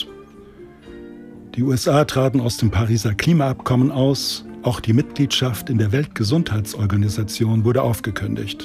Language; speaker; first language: German; native; German